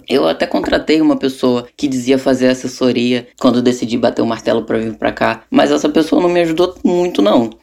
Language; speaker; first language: Portuguese; native; Portuguese